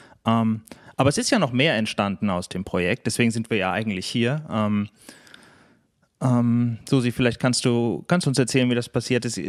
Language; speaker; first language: German; native; German